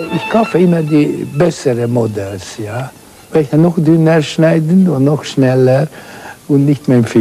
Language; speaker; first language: German; non-native, fluent; Hungarian